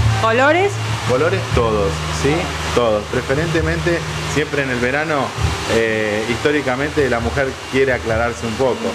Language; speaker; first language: Spanish; native; Spanish